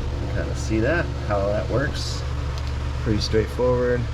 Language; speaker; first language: English; native; English